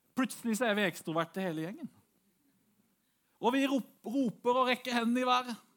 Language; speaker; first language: Norwegian; native; Norwegian